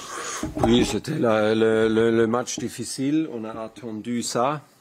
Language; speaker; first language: French; non-native, learner; German